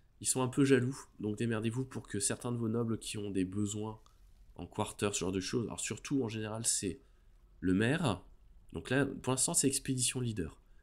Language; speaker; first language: French; native; French